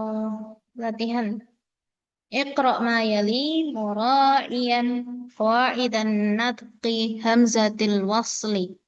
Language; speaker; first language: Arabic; non-native, fluent; Indonesian